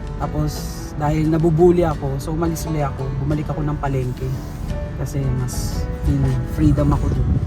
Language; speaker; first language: Filipino; native; Filipino